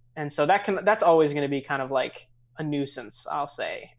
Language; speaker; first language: English; native; English